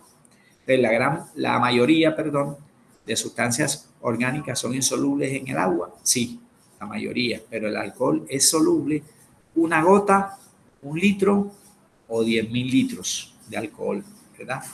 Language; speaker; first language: Spanish; native; Spanish